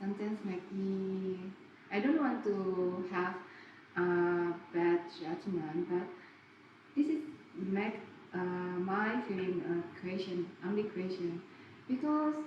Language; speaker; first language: English; non-native, learner; Indonesian